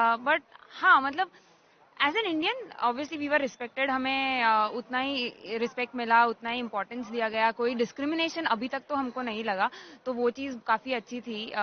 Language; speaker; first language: Hindi; non-native, local second language; Gujarati